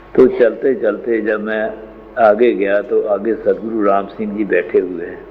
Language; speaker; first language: Hindi; non-native, local second language; Punjabi